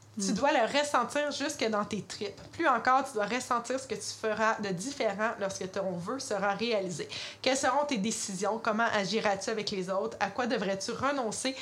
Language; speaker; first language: French; native; French